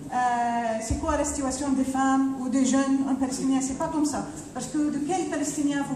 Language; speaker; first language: French; non-native, fluent; Arabic